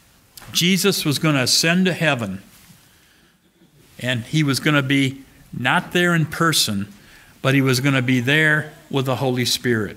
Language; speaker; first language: English; native; English